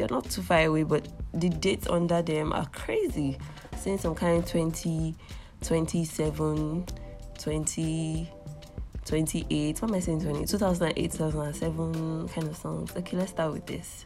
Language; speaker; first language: English; non-native, local second language; Yoruba